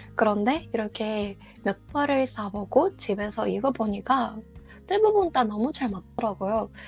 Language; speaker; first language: Korean; non-native, fluent; Russian